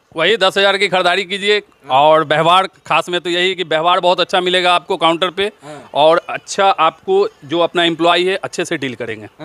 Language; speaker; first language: Hindi; native; Hindi